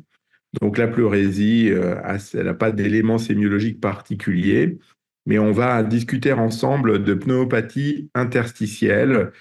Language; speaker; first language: French; native; French